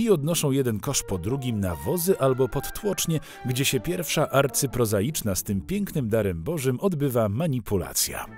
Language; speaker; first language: Polish; native; Polish